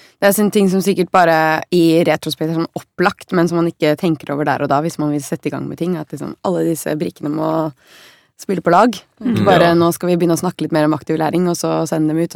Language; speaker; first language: Norwegian; native; Norwegian